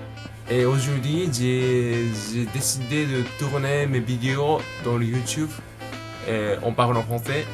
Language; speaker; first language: French; non-native, learner; Japanese